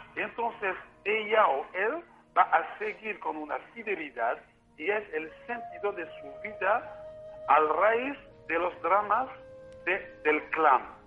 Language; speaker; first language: Spanish; non-native, fluent; French